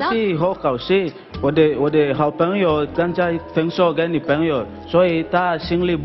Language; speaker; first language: Chinese; non-native, learner; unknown